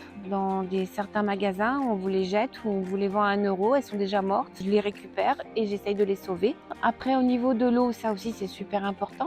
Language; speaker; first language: French; native; French